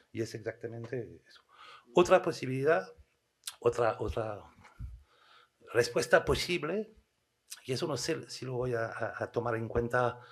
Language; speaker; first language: Spanish; non-native, fluent; French